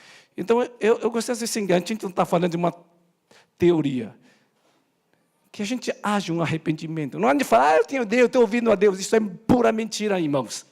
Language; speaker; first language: Portuguese; native; Portuguese